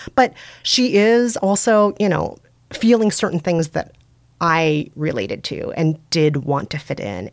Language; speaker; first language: English; native; English